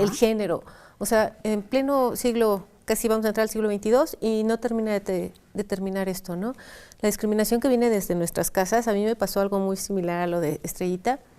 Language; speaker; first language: Spanish; native; Spanish